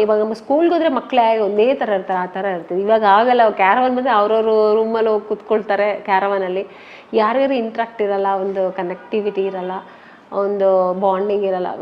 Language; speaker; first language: Kannada; native; Kannada